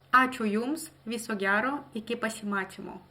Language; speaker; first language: Lithuanian; non-native, learner; Russian